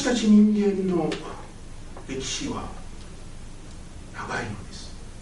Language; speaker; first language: Japanese; non-native, fluent; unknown